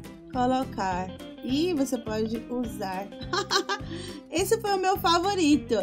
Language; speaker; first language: Portuguese; non-native, fluent; Spanish